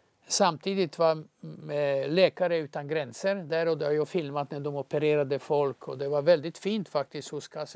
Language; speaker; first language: Swedish; non-native, fluent; Croatian